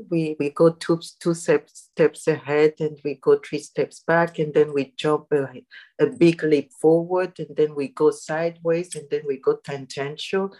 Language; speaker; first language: English; non-native, fluent; Arabic